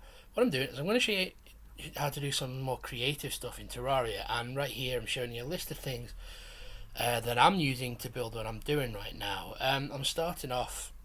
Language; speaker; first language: English; native; English